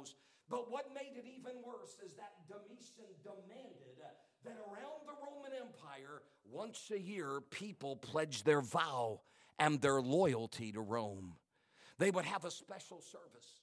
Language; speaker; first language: English; native; English